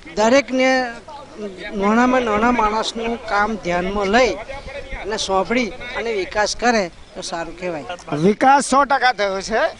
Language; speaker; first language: Gujarati; native; Gujarati